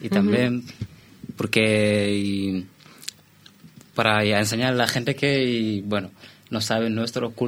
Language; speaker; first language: Spanish; non-native, learner; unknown